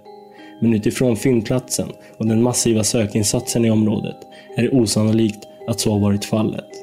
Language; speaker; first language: Swedish; native; Swedish